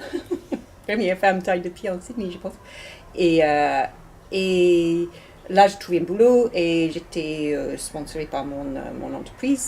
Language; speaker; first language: French; non-native, learner; English